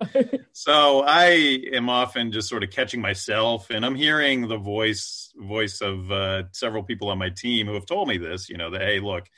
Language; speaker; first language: English; native; English